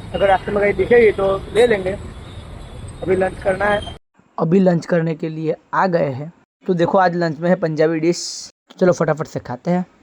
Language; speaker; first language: Hindi; non-native, local second language; Gujarati